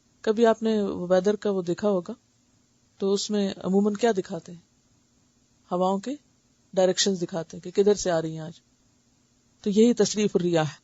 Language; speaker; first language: Urdu; native; Urdu